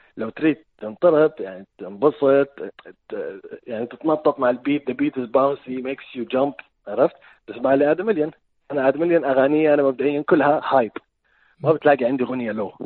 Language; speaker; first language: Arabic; native; Arabic